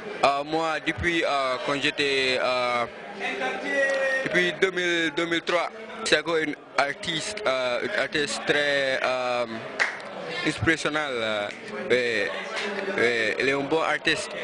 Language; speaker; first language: French; non-native, learner; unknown